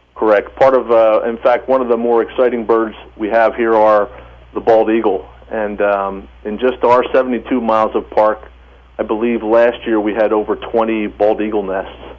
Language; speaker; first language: English; native; English